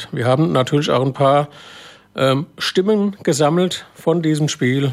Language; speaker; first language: German; native; German